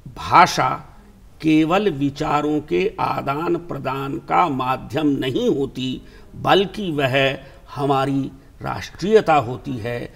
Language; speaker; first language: Hindi; native; Hindi